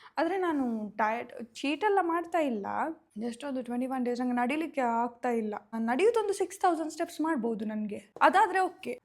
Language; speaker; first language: Kannada; non-native, local second language; Tulu